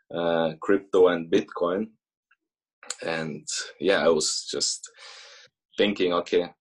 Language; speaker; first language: English; early bilingual, other home language; Russian